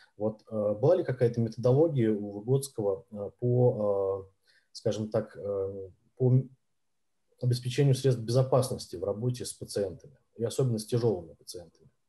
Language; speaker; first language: Russian; native; Russian